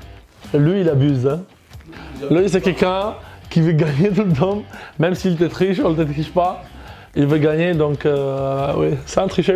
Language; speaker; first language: French; non-native, fluent; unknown